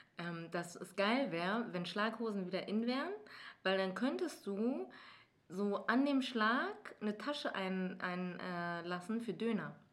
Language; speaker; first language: German; early bilingual, other home language; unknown